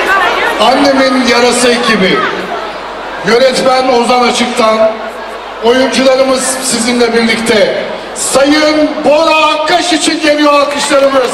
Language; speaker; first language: Turkish; native; Turkish